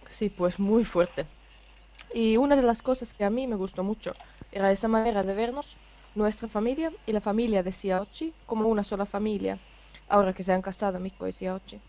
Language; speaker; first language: Spanish; non-native, fluent; Finnish